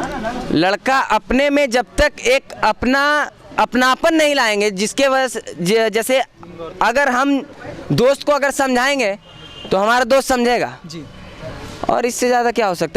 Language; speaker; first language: Hindi; native; Hindi